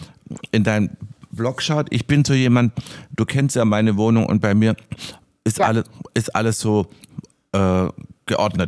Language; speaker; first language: German; native; German